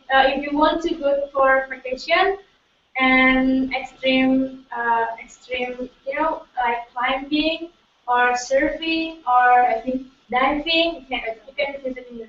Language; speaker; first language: English; non-native, learner; Indonesian